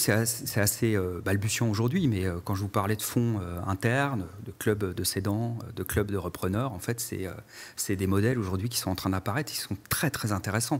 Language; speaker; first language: French; native; French